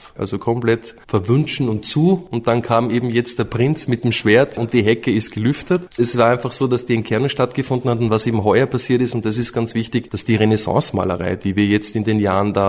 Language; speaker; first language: German; native; German